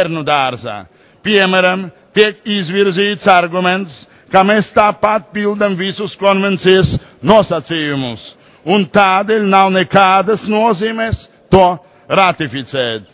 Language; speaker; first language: Latvian; non-native, local second language; Russian